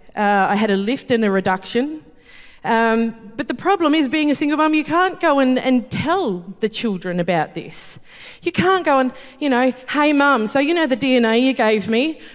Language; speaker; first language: English; native; English